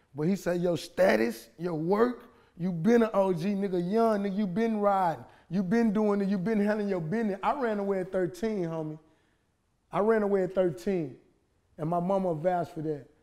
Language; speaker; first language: English; native; English